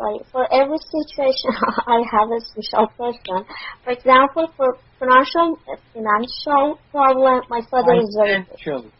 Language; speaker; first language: English; non-native, learner; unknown